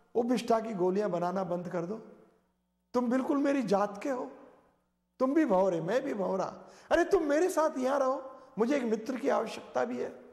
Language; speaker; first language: Hindi; native; Hindi